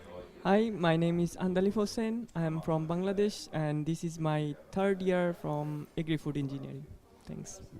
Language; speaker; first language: English; non-native, fluent; Bangla